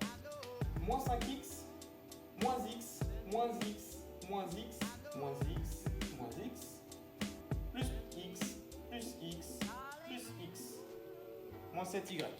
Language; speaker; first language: French; native; French